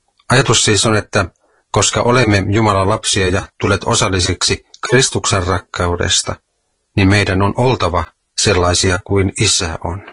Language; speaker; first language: Finnish; native; Finnish